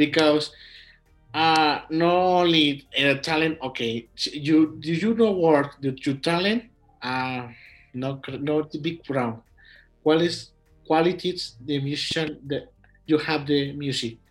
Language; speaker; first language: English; non-native, learner; Spanish